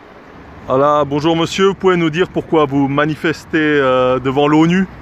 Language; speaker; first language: French; native; French